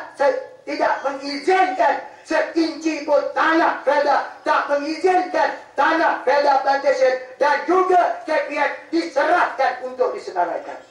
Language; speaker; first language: Malay; native; Malay